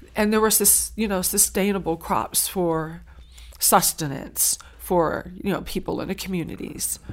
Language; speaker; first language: English; early bilingual, other home language; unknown